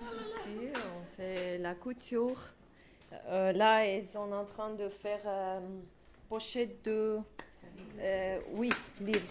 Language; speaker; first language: French; non-native, learner; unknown